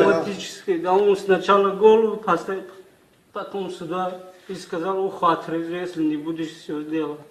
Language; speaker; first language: Russian; non-native, learner; Tajik